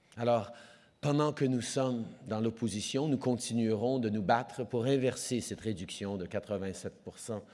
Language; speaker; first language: French; early bilingual, heritage; French